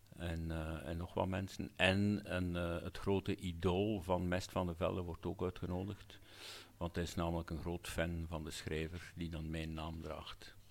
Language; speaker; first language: Dutch; native; Dutch